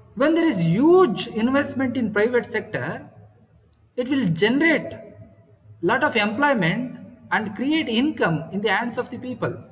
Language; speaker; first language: English; non-native, local second language; Kannada